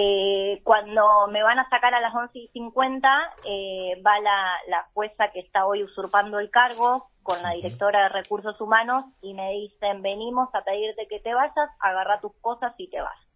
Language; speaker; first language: Spanish; native; Spanish